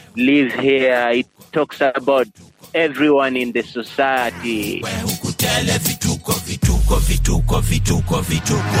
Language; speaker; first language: English; non-native, local second language; Giryama